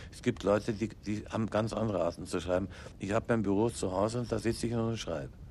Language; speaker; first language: German; non-native, local second language; English